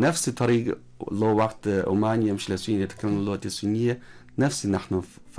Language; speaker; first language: Arabic; non-native, learner; Chinese